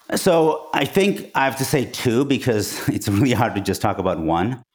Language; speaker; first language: English; non-native, fluent; Georgian